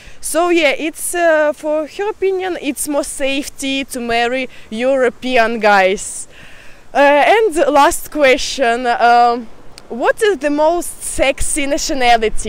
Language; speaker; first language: English; non-native, fluent; Russian